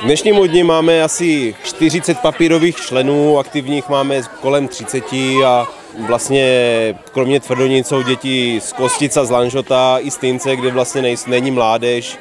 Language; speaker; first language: Czech; native; Czech